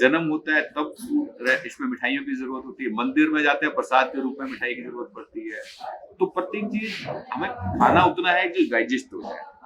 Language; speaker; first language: Hindi; native; Hindi